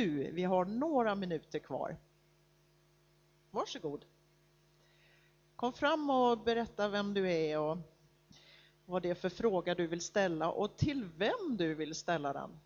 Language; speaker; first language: Swedish; native; Swedish